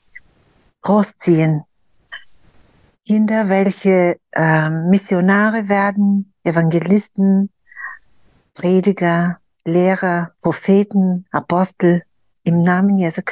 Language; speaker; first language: German; non-native, fluent; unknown